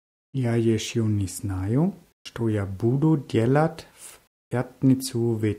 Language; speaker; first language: Russian; non-native, learner; German